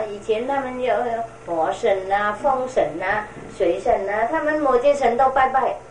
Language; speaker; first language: Chinese; non-native, fluent; Vietnamese